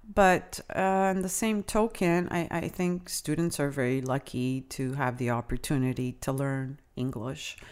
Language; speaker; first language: English; non-native, fluent; Italian